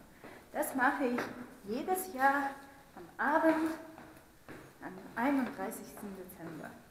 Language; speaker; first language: German; non-native, fluent; Russian